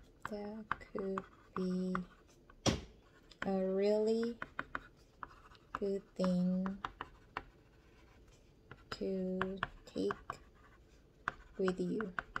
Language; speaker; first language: English; non-native, learner; Korean